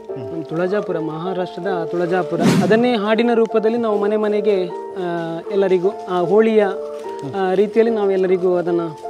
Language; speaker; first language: Kannada; non-native, local second language; Marathi